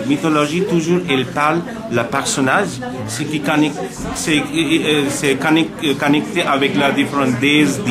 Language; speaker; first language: French; non-native, learner; Bangla